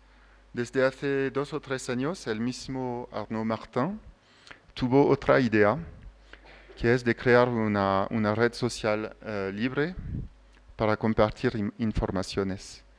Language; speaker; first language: Spanish; non-native, fluent; French